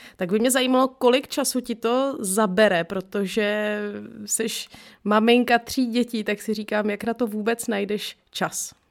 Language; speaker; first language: Czech; native; Czech